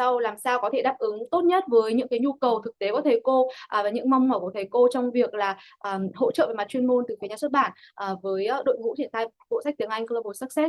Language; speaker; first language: Vietnamese; native; Vietnamese